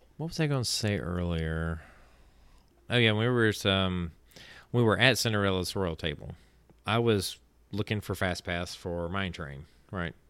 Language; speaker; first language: English; native; English